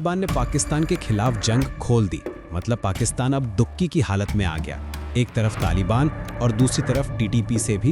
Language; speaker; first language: Hindi; native; Hindi